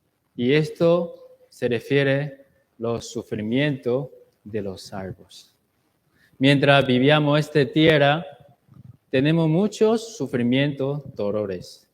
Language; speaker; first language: Spanish; non-native, learner; Chinese